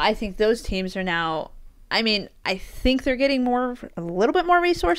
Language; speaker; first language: English; native; English